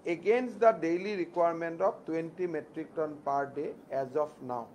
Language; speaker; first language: English; non-native, local second language; Assamese